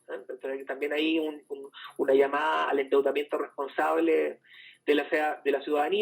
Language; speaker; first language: Spanish; native; Spanish